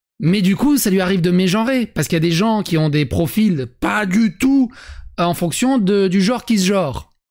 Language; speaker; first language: French; native; French